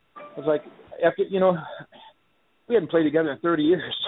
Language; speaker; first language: English; native; English